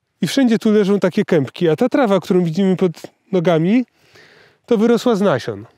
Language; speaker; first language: Polish; native; Polish